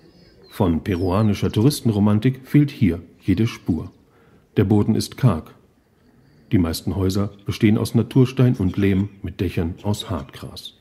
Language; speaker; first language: German; native; German